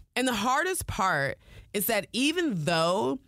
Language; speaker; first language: English; native; English